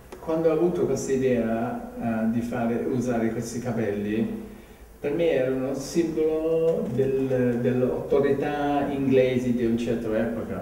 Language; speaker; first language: Italian; non-native, fluent; English